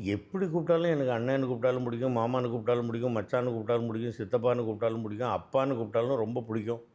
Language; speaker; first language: Tamil; native; Tamil